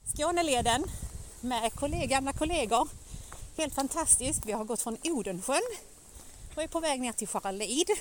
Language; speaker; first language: Swedish; native; Swedish